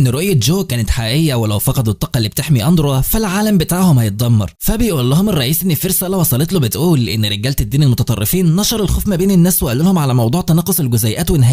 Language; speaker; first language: Arabic; native; Arabic